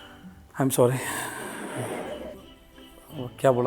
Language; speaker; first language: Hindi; non-native, local second language; Tamil